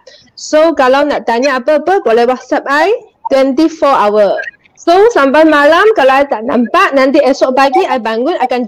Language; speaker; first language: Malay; non-native, local second language; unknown